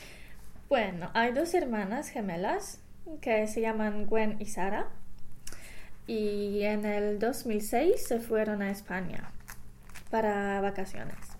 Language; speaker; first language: Spanish; non-native, fluent; English